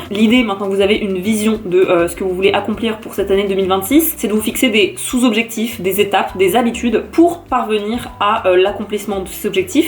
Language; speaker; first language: French; native; French